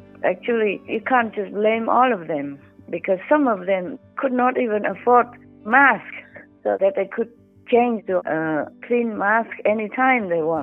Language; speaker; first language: English; non-native, fluent; Vietnamese